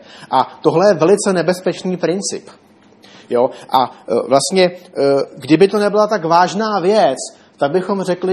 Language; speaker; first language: Czech; native; Czech